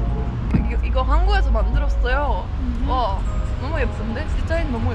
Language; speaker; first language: Korean; non-native, fluent; Estonian